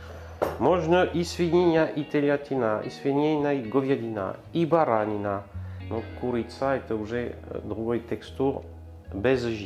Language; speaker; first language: Russian; non-native, learner; French